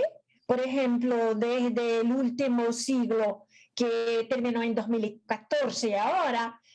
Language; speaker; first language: Spanish; non-native, fluent; Portuguese